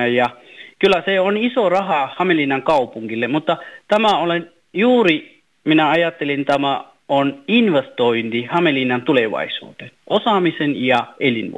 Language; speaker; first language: Finnish; non-native, fluent; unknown